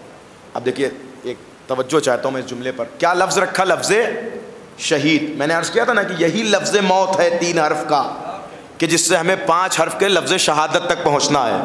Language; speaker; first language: Urdu; native; Urdu